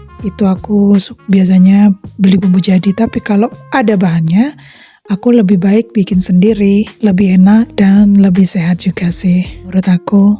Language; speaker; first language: Indonesian; native; Indonesian